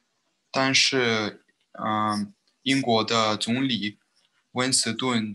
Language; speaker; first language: Chinese; non-native, learner; Russian